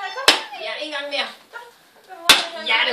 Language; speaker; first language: Danish; native; Danish